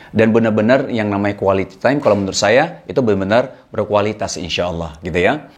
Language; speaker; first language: Indonesian; native; Indonesian